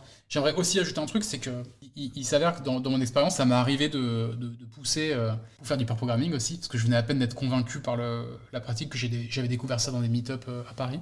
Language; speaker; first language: French; native; French